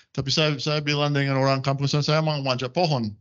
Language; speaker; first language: Indonesian; non-native, fluent; English